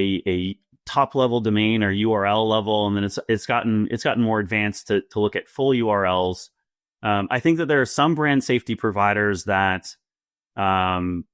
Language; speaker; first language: English; native; English